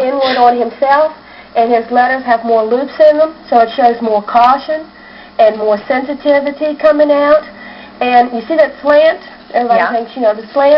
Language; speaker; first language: English; native; English